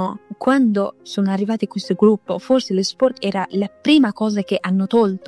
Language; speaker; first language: Italian; non-native, fluent; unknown